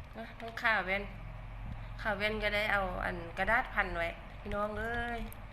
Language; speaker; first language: Thai; native; Thai